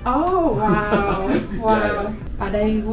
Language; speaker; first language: Vietnamese; early bilingual, heritage; Vietnamese